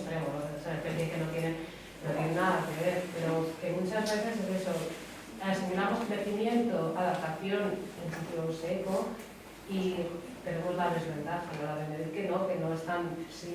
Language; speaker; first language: Spanish; native; Spanish